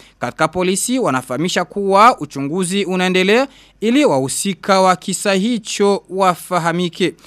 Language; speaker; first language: Swahili; non-native, local second language; Rundi